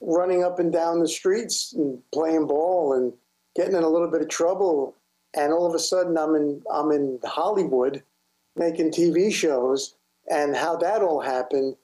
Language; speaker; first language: English; native; English